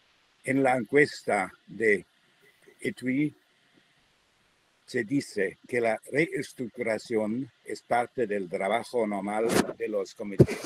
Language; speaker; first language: Spanish; non-native, fluent; German